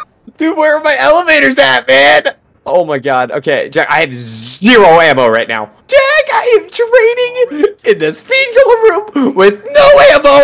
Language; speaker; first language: English; native; English